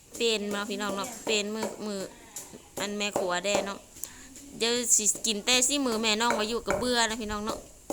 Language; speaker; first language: Thai; native; Thai